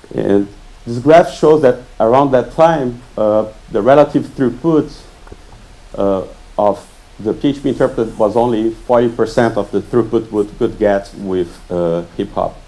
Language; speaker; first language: English; non-native, fluent; Portuguese